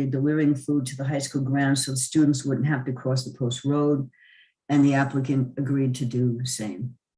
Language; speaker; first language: English; native; English